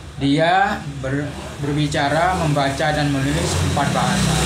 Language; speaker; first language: Indonesian; non-native, local second language; Madurese